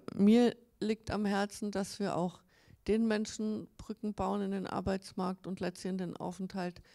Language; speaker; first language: German; native; German